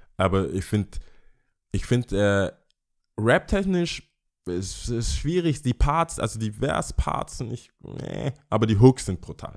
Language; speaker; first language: German; early bilingual, other home language; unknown